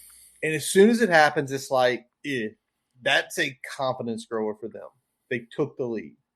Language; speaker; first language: English; native; English